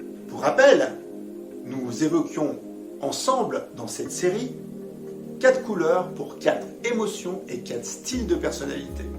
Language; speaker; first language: French; native; French